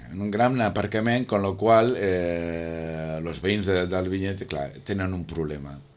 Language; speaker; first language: Catalan; non-native, local second language; Spanish